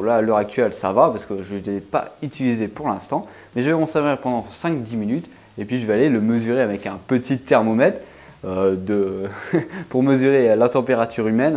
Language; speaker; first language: French; native; French